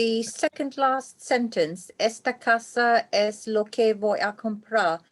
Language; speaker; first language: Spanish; non-native, learner; English